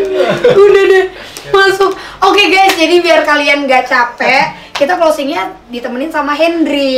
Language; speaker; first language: Indonesian; native; Indonesian